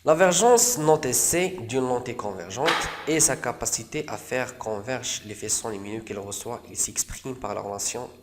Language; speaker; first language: French; non-native, local second language; Arabic